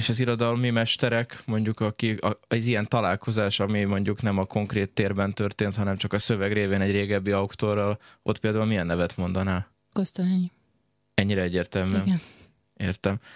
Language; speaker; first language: Hungarian; native; Hungarian